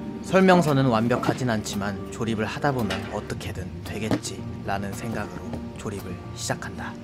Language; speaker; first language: Korean; native; Korean